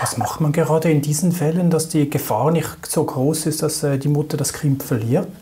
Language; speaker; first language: German; native; German